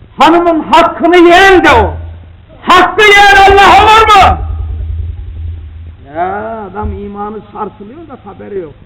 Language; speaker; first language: Turkish; native; Turkish